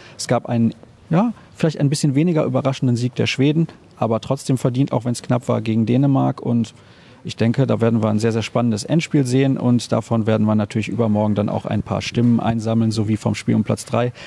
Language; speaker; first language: German; native; German